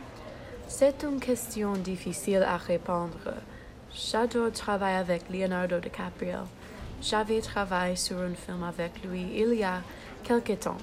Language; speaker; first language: French; non-native, learner; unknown